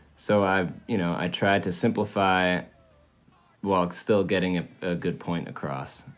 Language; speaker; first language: English; early bilingual, other home language; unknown